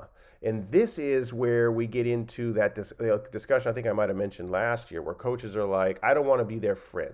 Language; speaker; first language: English; native; English